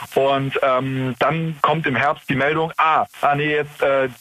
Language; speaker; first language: German; native; German